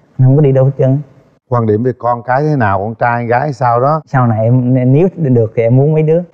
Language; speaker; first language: Vietnamese; native; Vietnamese